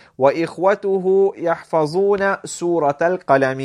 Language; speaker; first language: Arabic; non-native, fluent; English